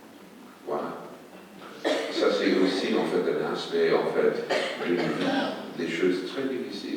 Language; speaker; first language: French; non-native, fluent; English